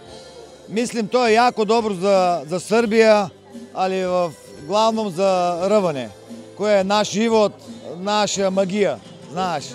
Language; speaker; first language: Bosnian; non-native, learner; Bulgarian